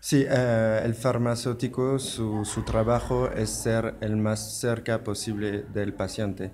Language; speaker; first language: Spanish; non-native, learner; French